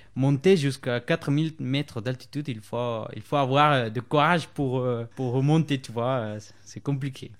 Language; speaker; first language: French; non-native, fluent; Spanish